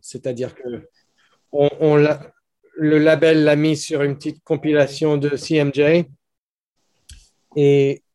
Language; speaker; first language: French; non-native, fluent; English